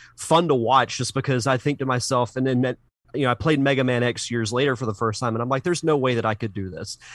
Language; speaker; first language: English; native; English